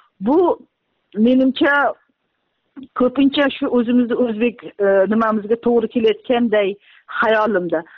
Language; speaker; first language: Uzbek; native; Uzbek